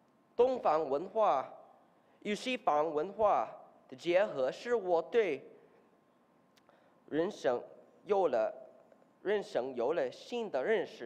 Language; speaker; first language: Chinese; non-native, learner; English